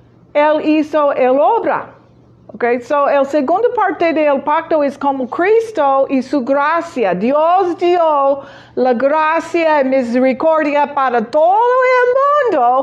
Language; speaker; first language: Spanish; non-native, fluent; English